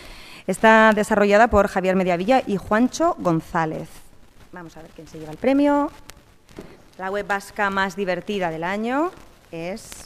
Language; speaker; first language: Spanish; native; Spanish